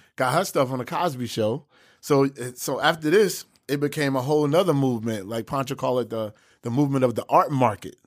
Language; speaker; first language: English; native; English